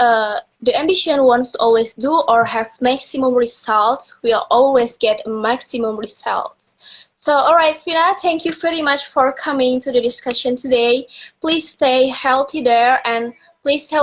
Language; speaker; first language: English; non-native, learner; Indonesian